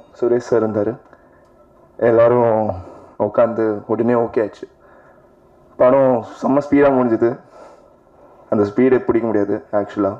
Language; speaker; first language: Tamil; non-native, fluent; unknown